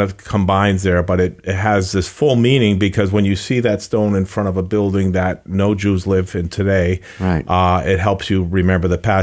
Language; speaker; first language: English; native; English